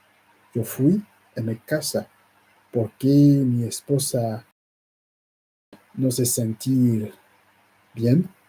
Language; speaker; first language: Spanish; non-native, learner; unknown